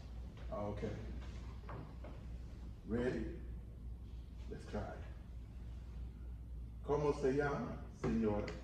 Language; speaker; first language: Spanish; non-native, learner; English